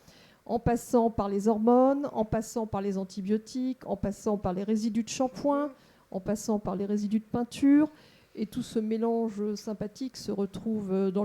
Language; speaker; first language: French; native; French